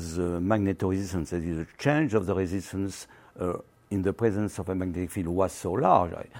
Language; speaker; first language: English; non-native, learner; French